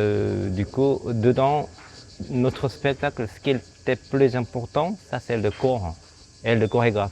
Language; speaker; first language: French; non-native, fluent; Korean